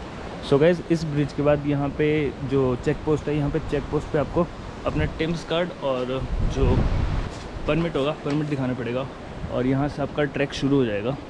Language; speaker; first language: Hindi; native; Hindi